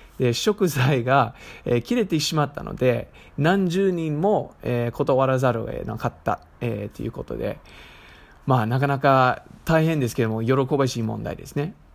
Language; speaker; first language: Japanese; non-native, fluent; English